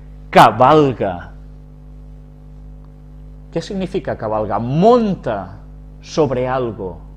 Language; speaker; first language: Spanish; native; Spanish